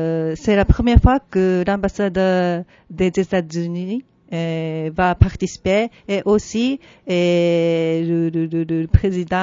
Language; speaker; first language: French; non-native, fluent; Japanese